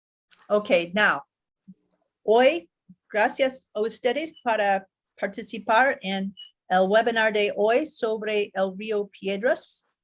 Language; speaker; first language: Spanish; non-native, learner; English